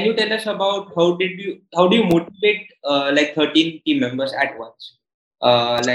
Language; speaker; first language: English; non-native, local second language; Hindi